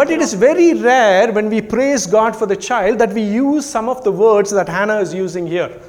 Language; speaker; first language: English; non-native, local second language; Tamil